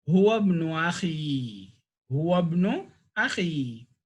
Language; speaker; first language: Arabic; non-native, fluent; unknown